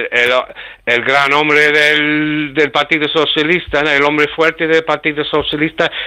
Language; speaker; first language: Spanish; early bilingual, heritage; Spanish